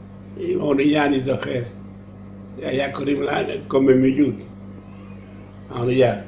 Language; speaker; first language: Hebrew; non-native, learner; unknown